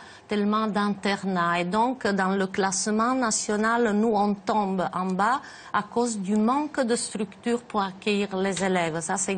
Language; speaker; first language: French; non-native, fluent; Italian